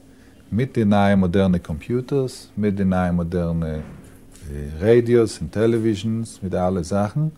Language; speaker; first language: German; non-native, learner; Yiddish